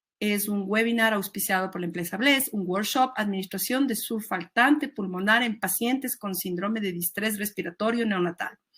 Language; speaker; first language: Spanish; native; Spanish